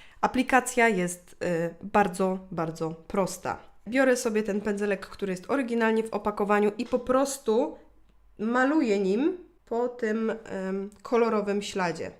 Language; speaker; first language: Polish; native; Polish